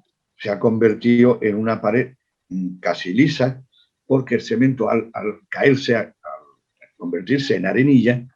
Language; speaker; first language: Spanish; native; Spanish